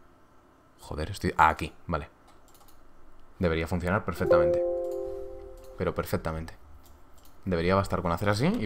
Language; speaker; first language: Spanish; native; Spanish